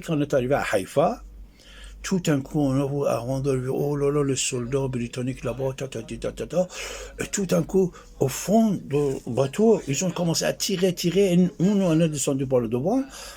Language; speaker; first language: French; non-native, fluent; Persian